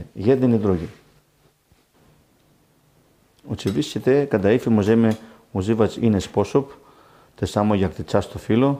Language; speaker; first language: Polish; non-native, learner; Greek